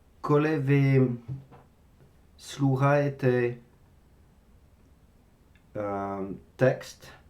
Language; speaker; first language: Ukrainian; non-native, learner; French